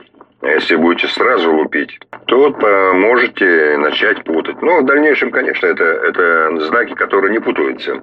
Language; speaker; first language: Russian; native; Russian